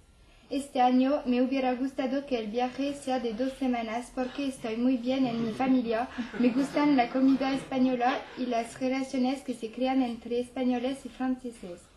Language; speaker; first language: Spanish; non-native, learner; French